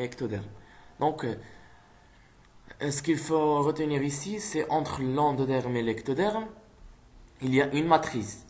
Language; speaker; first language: French; non-native, local second language; Arabic